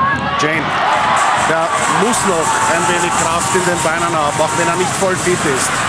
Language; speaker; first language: German; native; German